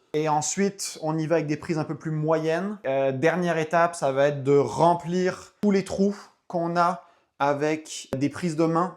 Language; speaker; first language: French; native; French